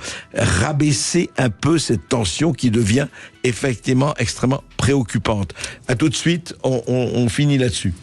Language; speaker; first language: French; native; French